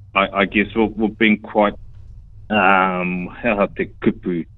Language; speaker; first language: English; native; English